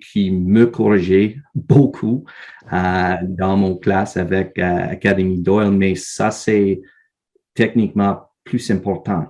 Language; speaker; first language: French; non-native, learner; English